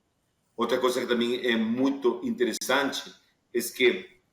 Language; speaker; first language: Portuguese; non-native, fluent; Spanish